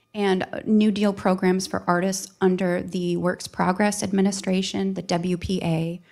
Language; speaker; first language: English; native; English